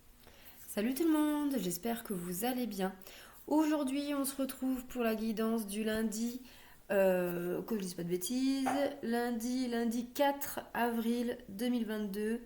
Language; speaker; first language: French; native; French